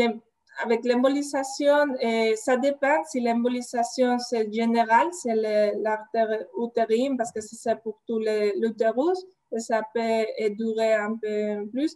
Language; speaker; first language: French; non-native, fluent; Spanish